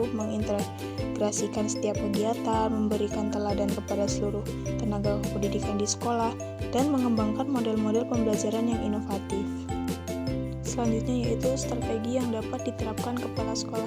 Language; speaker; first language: Indonesian; native; Indonesian